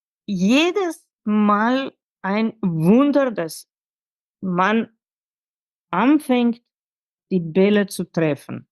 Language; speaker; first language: German; non-native, fluent; Slovenian